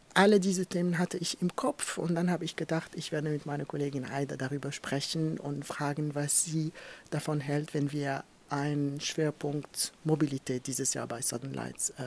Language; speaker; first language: German; non-native, fluent; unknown